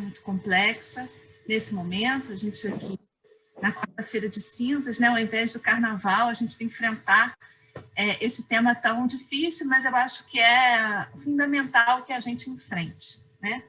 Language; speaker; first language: Portuguese; native; Portuguese